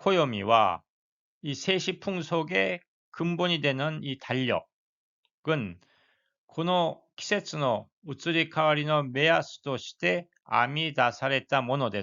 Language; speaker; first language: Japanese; non-native, fluent; Korean